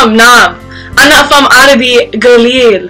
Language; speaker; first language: Arabic; non-native, learner; English